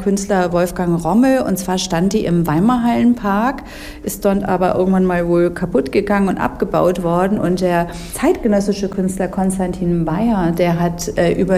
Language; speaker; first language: German; native; German